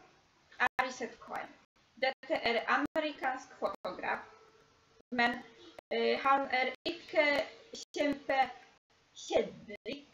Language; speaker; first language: Norwegian; non-native, learner; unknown